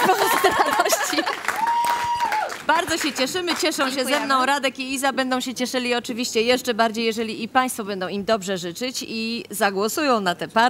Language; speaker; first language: Polish; native; Polish